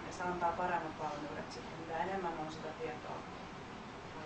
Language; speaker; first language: Finnish; native; Finnish